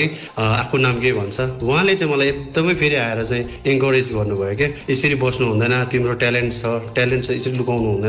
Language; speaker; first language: Nepali; native; Nepali